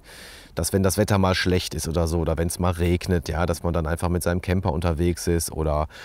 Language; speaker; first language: German; native; German